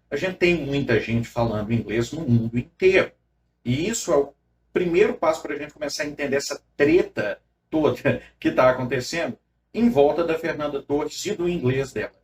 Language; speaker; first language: Portuguese; native; Portuguese